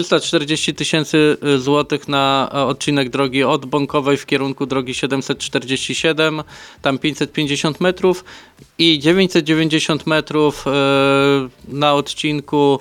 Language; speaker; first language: Polish; native; Polish